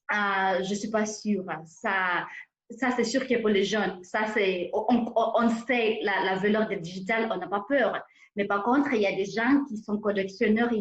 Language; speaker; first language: French; non-native, fluent; English